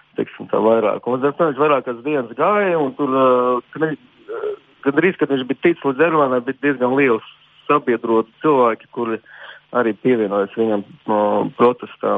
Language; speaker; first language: Latvian; non-native, fluent; Armenian